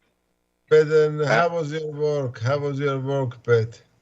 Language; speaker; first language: English; non-native, fluent; Slovak